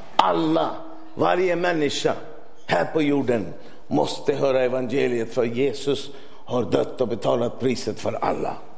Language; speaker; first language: Swedish; non-native, fluent; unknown